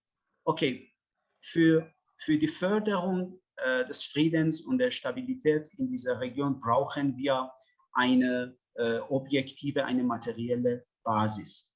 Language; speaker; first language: German; non-native, fluent; Persian